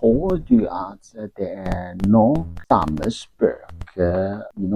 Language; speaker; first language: Norwegian; non-native, learner; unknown